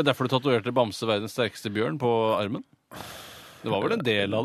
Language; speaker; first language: Norwegian; native; Norwegian